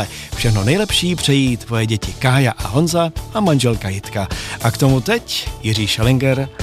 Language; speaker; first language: Czech; native; Czech